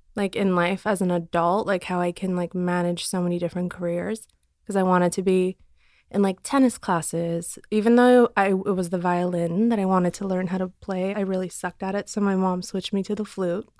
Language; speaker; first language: English; non-native, fluent; Armenian